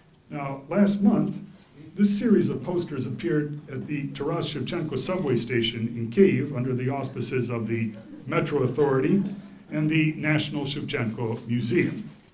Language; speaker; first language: English; early bilingual, other home language; Ukrainian